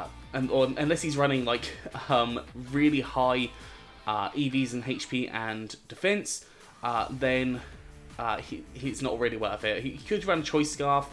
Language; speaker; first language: English; native; English